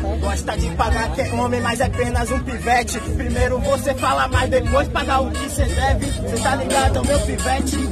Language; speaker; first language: Portuguese; native; Portuguese